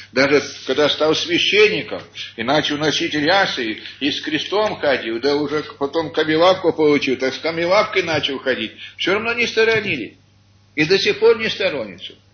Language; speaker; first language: Russian; early bilingual, heritage; Russian